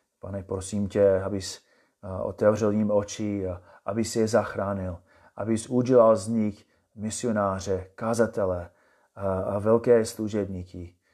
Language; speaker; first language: Czech; non-native, fluent; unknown